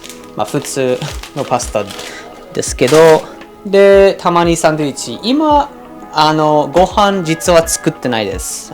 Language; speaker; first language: Japanese; non-native, fluent; English